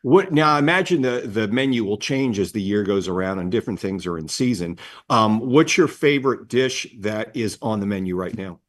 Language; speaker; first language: English; native; English